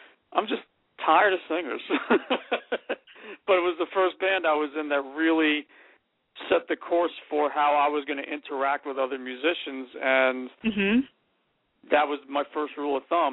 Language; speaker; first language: English; native; English